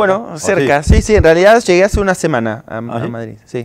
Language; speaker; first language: Spanish; native; Spanish